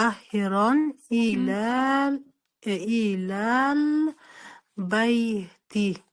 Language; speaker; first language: Arabic; non-native, learner; Uzbek